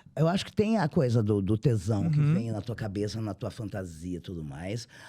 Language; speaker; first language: Portuguese; native; Portuguese